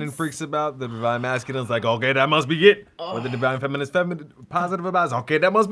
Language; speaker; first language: English; native; English